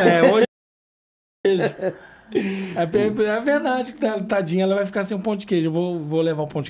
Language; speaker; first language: Portuguese; native; Portuguese